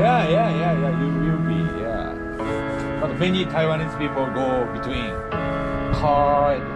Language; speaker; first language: English; non-native, learner; Japanese